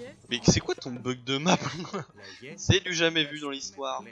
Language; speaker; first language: French; native; French